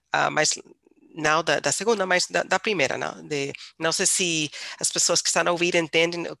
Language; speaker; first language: Portuguese; non-native, fluent; English